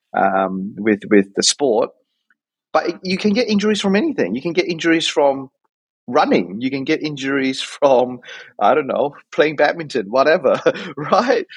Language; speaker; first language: English; native; English